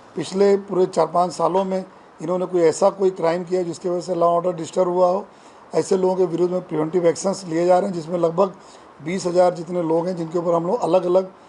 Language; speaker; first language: Hindi; non-native, local second language; Gujarati